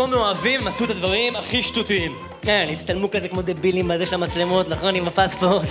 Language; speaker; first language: Hebrew; native; Hebrew